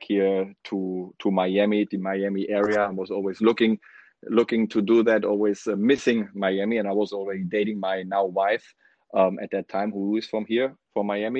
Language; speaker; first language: English; non-native, fluent; German